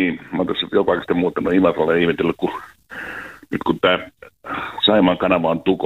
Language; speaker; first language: Finnish; native; Finnish